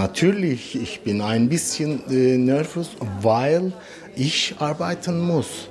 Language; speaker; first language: German; non-native, learner; Turkish